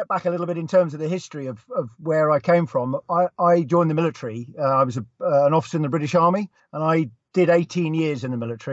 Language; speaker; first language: English; native; English